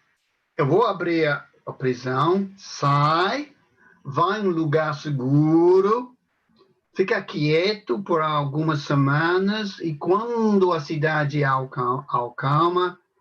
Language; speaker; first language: Portuguese; non-native, fluent; English